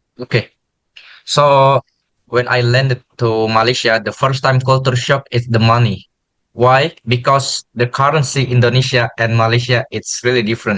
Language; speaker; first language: English; non-native, learner; Indonesian